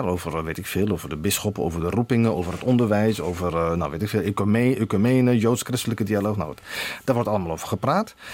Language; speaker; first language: Dutch; native; Dutch